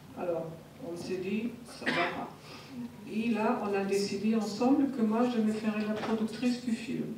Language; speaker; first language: French; non-native, fluent; German